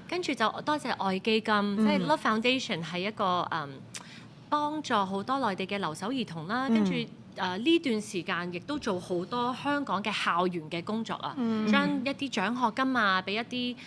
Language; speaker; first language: Cantonese; native; Cantonese